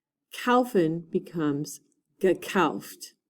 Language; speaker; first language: German; non-native, fluent; English